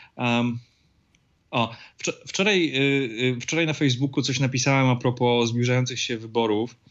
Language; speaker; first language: Polish; native; Polish